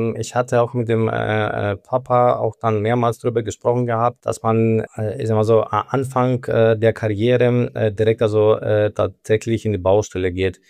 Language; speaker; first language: German; non-native, fluent; Greek